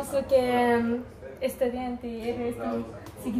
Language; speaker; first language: Spanish; non-native, learner; Japanese